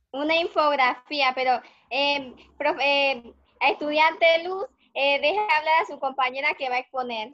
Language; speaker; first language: Spanish; native; Spanish